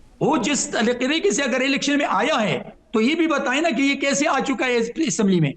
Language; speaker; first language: Urdu; non-native, local second language; Pashto